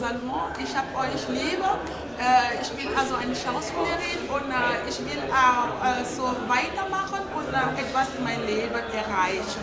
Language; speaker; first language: German; non-native, learner; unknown